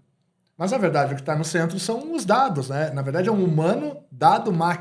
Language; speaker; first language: Portuguese; native; Portuguese